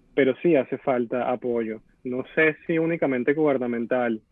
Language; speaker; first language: Spanish; native; Spanish